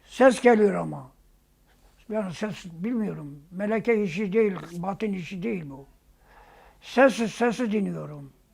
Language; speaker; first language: Turkish; non-native, local second language; Zaza